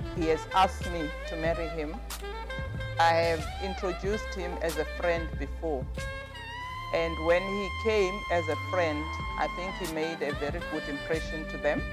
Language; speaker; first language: English; non-native, local second language; Venda